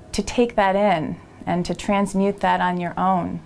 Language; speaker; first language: English; native; English